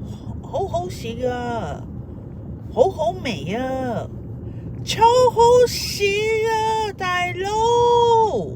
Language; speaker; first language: Cantonese; non-native, learner; Japanese